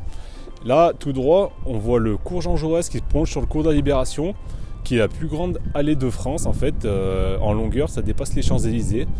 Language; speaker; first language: French; native; French